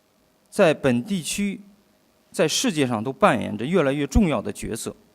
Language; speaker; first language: Chinese; native; Chinese